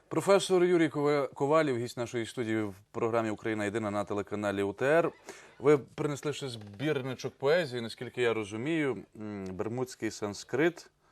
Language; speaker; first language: Ukrainian; native; Ukrainian